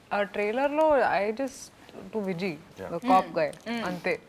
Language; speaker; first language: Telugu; non-native, local second language; Hindi